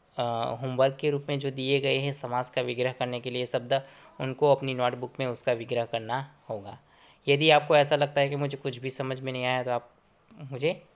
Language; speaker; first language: Hindi; non-native, local second language; Gujarati